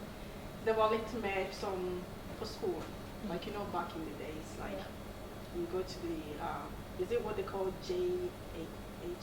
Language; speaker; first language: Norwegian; non-native, learner; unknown